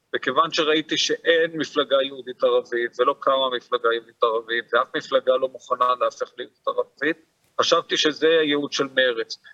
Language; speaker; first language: Hebrew; native; Hebrew